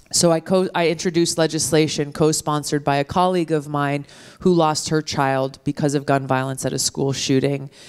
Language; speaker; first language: English; native; English